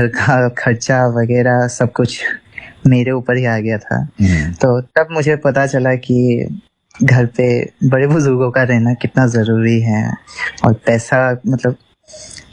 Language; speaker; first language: Hindi; non-native, local second language; Assamese